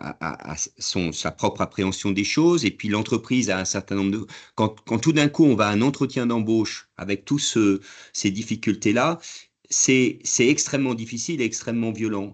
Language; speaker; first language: French; native; French